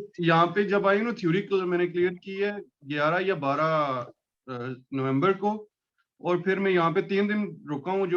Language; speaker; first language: Urdu; non-native, local second language; Punjabi